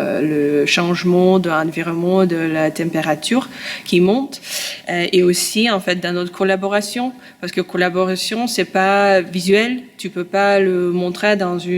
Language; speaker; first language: French; non-native, learner; Russian